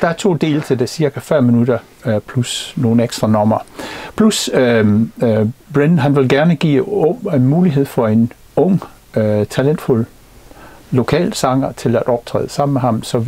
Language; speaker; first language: Danish; non-native, fluent; English